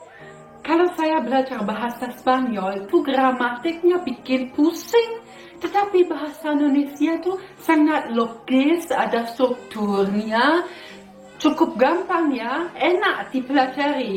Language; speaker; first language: Indonesian; non-native, fluent; German